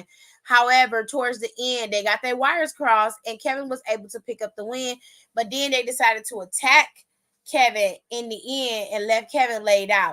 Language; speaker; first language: English; native; English